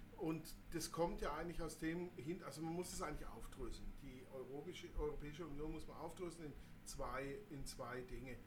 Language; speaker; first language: German; native; German